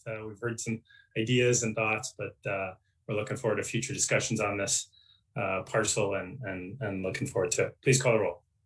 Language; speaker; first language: English; native; English